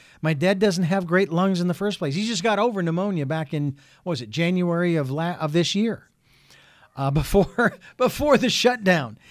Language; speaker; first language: English; native; English